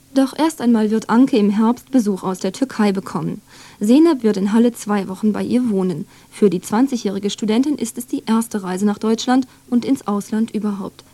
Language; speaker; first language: German; native; German